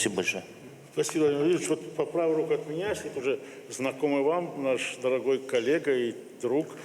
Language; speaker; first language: Russian; native; Russian